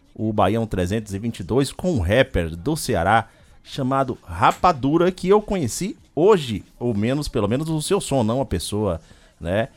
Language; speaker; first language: Portuguese; native; Portuguese